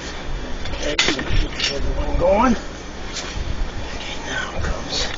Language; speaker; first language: English; native; English